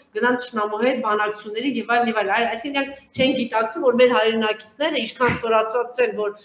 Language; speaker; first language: Armenian; native; Armenian